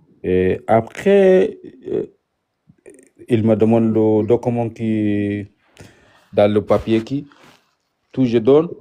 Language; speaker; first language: French; non-native, learner; Arabic